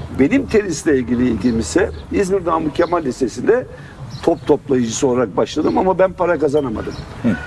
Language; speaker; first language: Turkish; native; Turkish